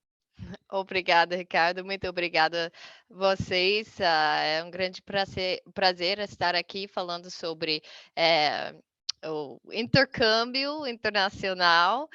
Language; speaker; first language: Portuguese; non-native, fluent; English